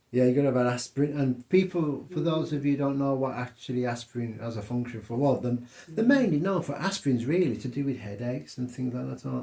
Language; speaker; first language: English; native; English